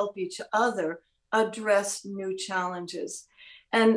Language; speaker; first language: English; native; English